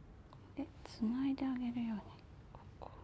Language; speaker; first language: Japanese; native; Japanese